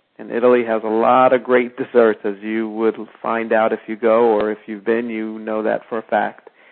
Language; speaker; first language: English; native; English